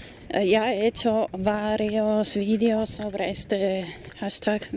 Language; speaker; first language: Spanish; non-native, fluent; German